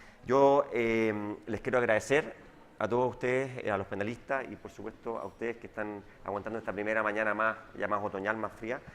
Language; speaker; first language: Spanish; native; Spanish